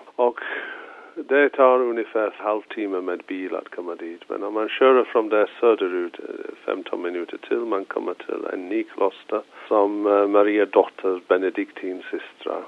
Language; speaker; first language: Swedish; non-native, fluent; English